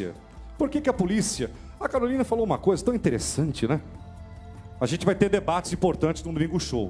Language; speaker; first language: Portuguese; native; Portuguese